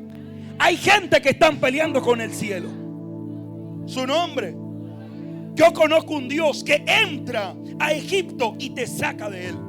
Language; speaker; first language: Spanish; native; Spanish